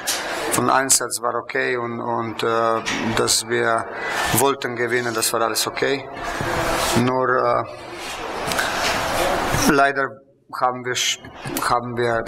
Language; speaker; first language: German; non-native, fluent; Slovenian